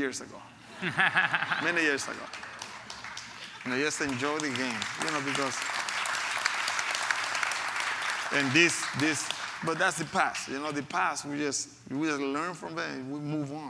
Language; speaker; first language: English; non-native, fluent; Spanish